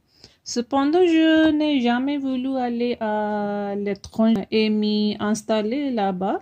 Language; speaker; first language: French; non-native, fluent; Punjabi